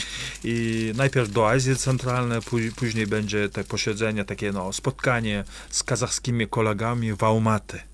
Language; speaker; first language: Polish; non-native, fluent; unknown